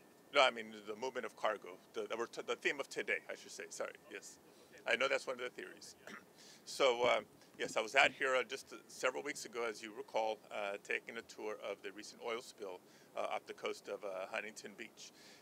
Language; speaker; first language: English; early bilingual, other home language; Spanish